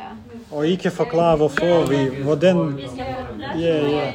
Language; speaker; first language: Danish; non-native, learner; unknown